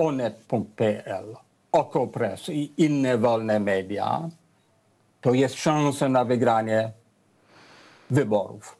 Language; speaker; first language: Polish; non-native, fluent; English